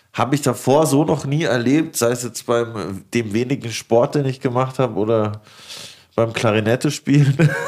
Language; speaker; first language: German; native; German